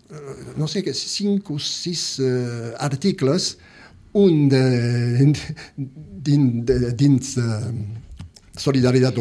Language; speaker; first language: Catalan; early bilingual, heritage; Catalan